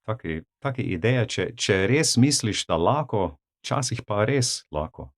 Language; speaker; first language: Slovenian; non-native, fluent; English